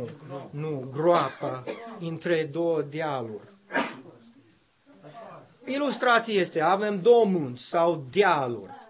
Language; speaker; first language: Romanian; non-native, learner; English